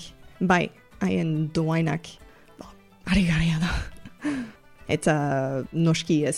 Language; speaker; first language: Basque; non-native, learner; English